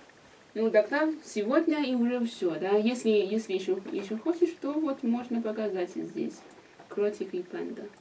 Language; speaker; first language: Russian; non-native, learner; Chinese